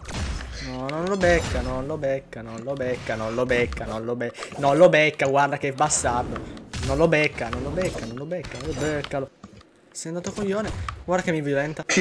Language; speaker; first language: Italian; native; Italian